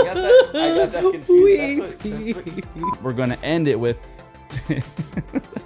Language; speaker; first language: English; native; English